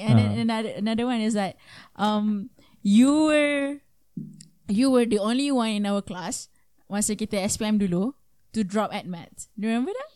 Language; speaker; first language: English; non-native, local second language; Malay